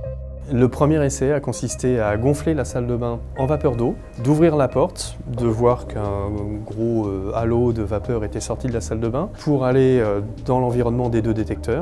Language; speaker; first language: French; native; French